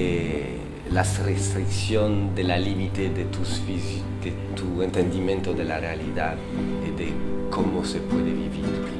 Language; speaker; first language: Spanish; non-native, fluent; French